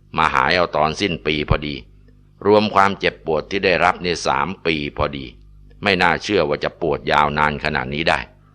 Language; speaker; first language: Thai; native; Thai